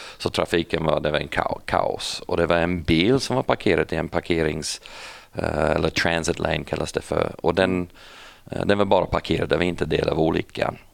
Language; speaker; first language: Swedish; non-native, fluent; English